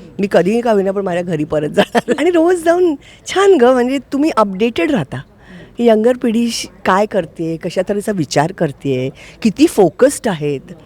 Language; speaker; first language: Marathi; native; Marathi